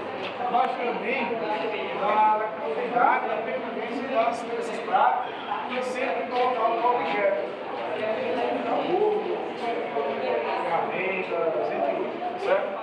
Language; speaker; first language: Portuguese; native; Portuguese